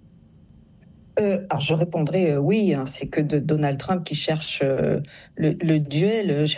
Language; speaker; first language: French; native; French